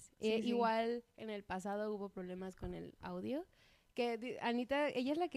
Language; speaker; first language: Spanish; native; Spanish